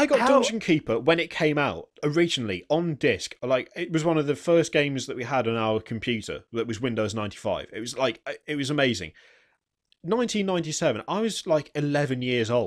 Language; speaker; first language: English; native; English